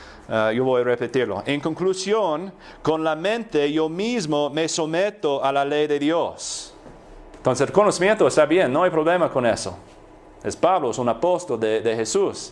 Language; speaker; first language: Spanish; non-native, fluent; English